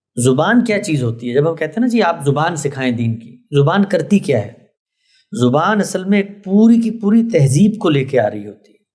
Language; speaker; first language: Urdu; native; Urdu